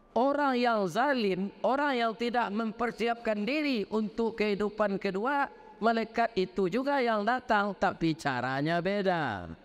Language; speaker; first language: Indonesian; non-native, local second language; Minangkabau